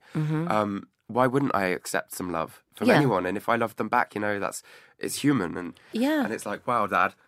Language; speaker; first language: English; native; English